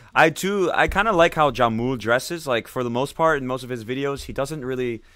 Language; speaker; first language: English; native; English